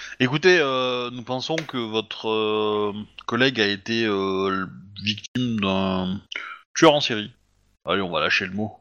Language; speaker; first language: French; native; French